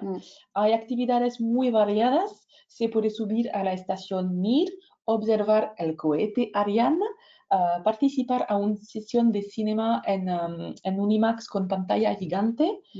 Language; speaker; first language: Spanish; non-native, fluent; French